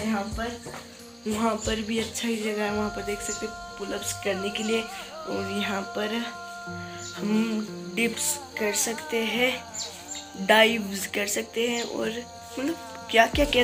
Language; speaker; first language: Hindi; non-native, local second language; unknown